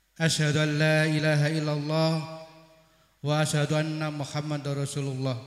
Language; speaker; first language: Indonesian; non-native, local second language; Javanese